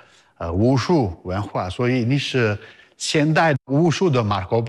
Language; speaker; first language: Chinese; non-native, learner; Italian